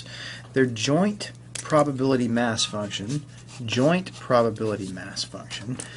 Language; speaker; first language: English; native; English